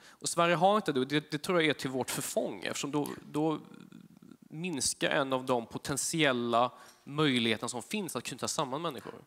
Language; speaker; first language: Swedish; early bilingual, other home language; Polish